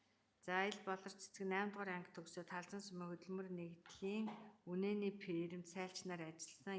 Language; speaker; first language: Mongolian; native; Mongolian